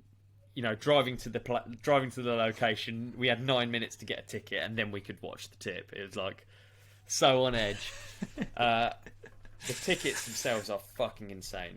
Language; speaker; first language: English; native; English